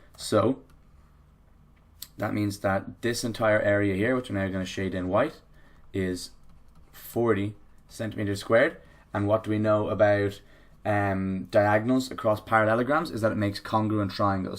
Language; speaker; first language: English; native; English